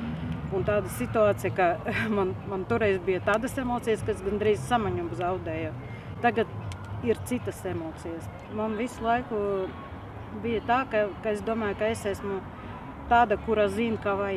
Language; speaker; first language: Latvian; non-native, local second language; Russian